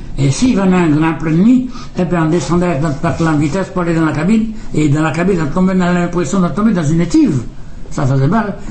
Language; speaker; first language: French; native; French